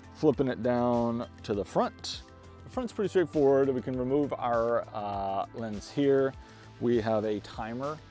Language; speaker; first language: English; native; English